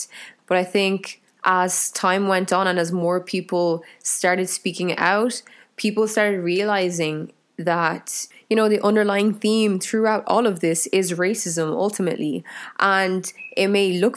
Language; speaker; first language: English; native; English